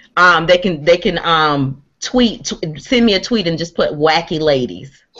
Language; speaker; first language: English; native; English